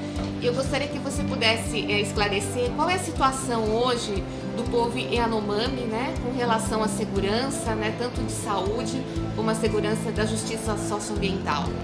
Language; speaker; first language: Portuguese; native; Portuguese